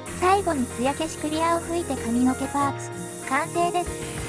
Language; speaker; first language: Japanese; native; Japanese